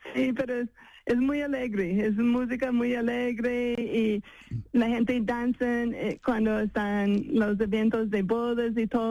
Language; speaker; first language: Spanish; non-native, fluent; English